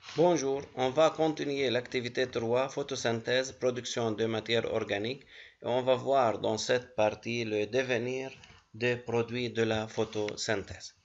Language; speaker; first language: French; non-native, local second language; Arabic